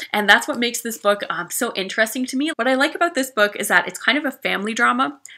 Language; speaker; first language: English; native; English